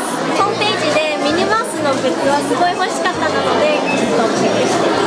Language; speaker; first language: Japanese; non-native, fluent; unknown